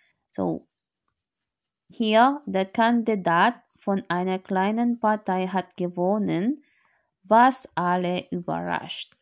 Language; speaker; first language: German; non-native, learner; Filipino